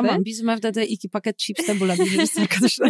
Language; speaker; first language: Turkish; non-native, fluent; Polish